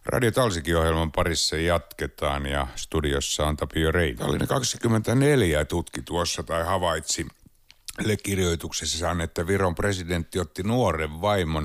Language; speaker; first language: Finnish; native; Finnish